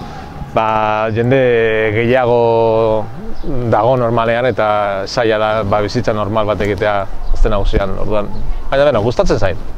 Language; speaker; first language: Basque; non-native, local second language; Spanish